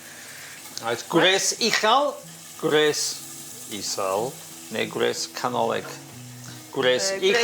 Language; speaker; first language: Welsh; native; Welsh